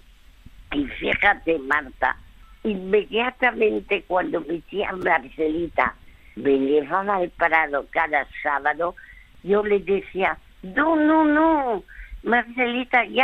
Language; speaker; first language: Spanish; early bilingual, other home language; French